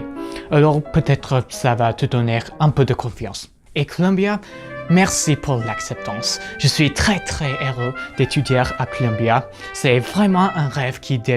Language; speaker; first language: French; non-native, fluent; English